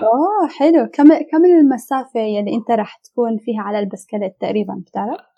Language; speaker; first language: Arabic; native; Arabic